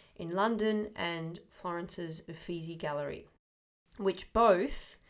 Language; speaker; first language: English; native; English